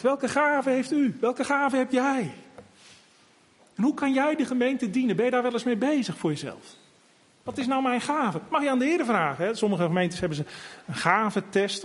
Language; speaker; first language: Dutch; native; Dutch